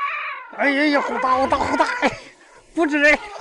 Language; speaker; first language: Chinese; native; Chinese